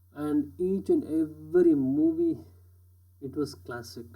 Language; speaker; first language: English; non-native, local second language; Kannada